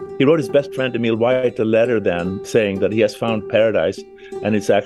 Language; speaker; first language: English; non-native, fluent; Swedish